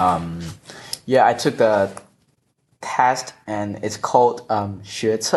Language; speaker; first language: English; non-native, fluent; Chinese